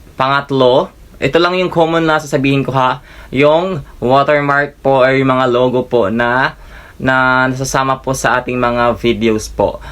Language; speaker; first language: Filipino; non-native, local second language; Cebuano